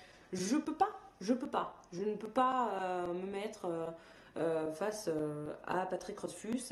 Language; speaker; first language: French; native; French